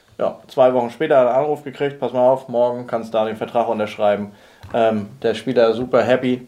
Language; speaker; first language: German; native; German